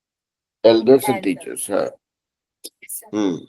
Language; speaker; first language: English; non-native, local second language; Hindi